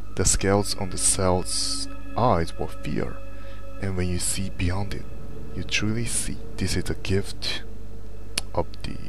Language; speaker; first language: English; non-native, fluent; Japanese